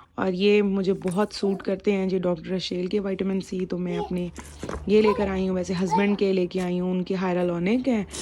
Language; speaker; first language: Urdu; non-native, local second language; Punjabi